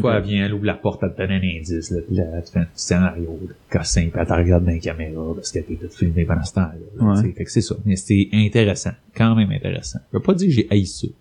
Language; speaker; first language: French; native; French